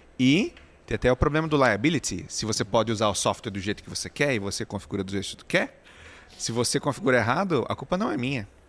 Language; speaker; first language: Portuguese; native; Portuguese